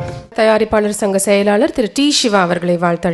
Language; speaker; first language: Tamil; native; Tamil